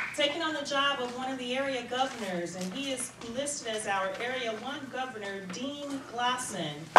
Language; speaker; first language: English; native; English